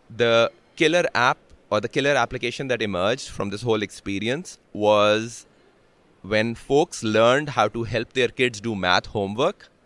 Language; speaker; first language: English; non-native, local second language; Urdu